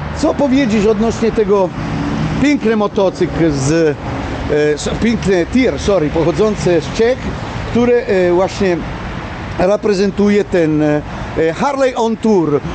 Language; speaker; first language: Polish; non-native, learner; Italian